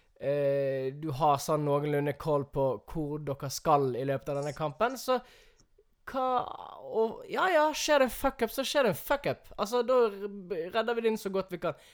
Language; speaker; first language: Norwegian; native; Norwegian